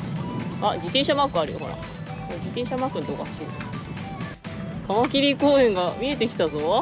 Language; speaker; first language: Japanese; native; Japanese